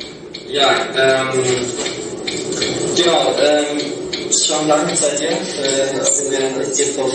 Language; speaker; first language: German; non-native, learner; Uzbek